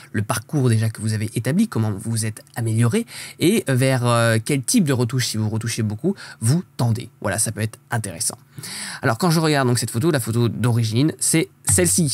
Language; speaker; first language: French; native; French